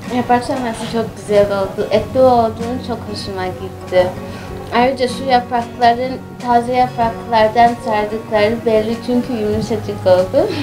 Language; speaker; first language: Turkish; non-native, fluent; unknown